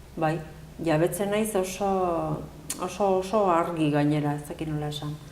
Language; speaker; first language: Basque; native; Basque